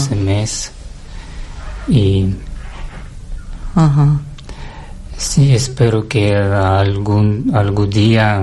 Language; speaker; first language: Catalan; non-native, learner; Russian